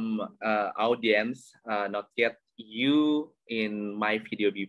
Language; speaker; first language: English; non-native, learner; Indonesian